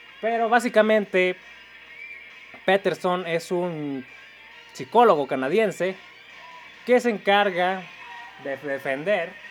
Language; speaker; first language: Spanish; native; Spanish